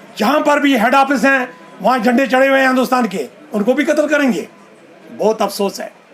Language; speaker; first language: Hindi; non-native, local second language; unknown